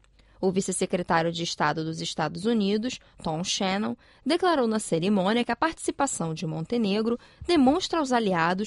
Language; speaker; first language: Portuguese; non-native, fluent; Chinese